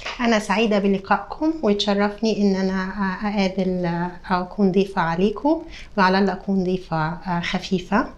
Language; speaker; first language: Arabic; native; Arabic